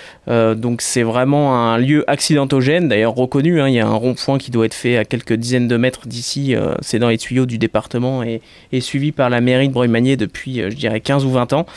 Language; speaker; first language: French; native; French